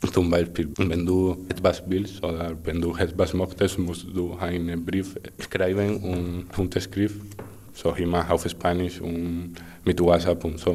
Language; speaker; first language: German; non-native, learner; Spanish